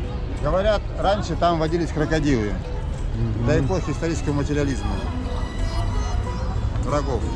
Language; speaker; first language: Russian; native; Russian